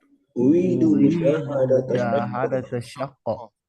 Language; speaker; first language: Arabic; non-native, learner; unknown